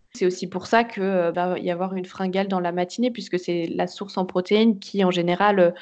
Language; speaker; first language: French; native; French